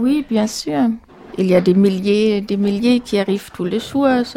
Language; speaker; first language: French; non-native, fluent; German